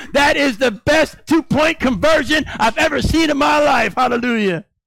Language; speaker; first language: English; native; English